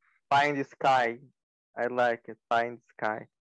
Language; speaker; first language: English; non-native, learner; Portuguese